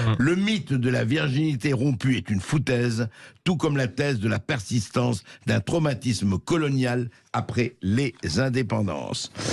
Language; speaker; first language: French; native; French